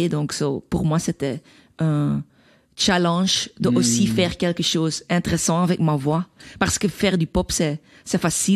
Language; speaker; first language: French; non-native, learner; Dutch